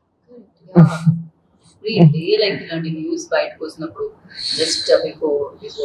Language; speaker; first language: Telugu; native; Telugu